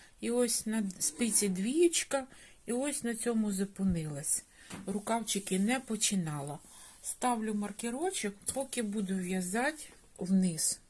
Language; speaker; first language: Ukrainian; non-native, local second language; Russian